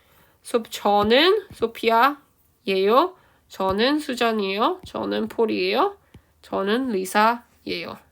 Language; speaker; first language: Korean; early bilingual, heritage; Korean